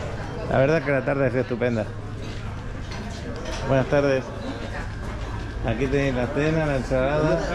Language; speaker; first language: Spanish; native; Spanish